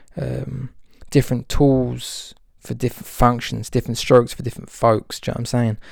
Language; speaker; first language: English; native; English